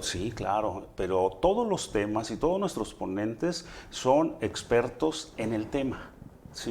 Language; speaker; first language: Spanish; native; Spanish